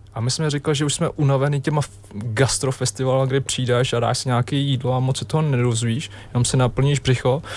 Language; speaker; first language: Czech; early bilingual, other home language; Vietnamese